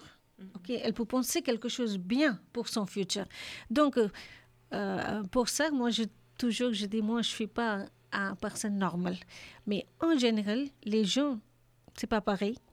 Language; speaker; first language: French; non-native, learner; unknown